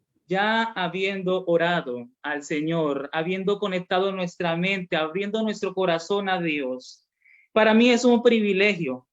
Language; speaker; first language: Spanish; native; Spanish